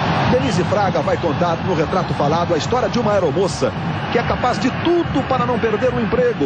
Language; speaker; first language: Portuguese; native; Portuguese